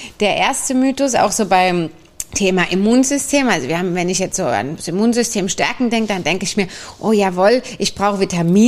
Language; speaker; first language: German; native; German